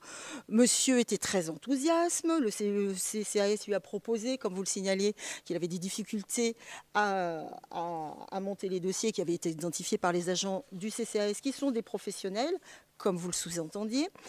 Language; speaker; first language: French; native; French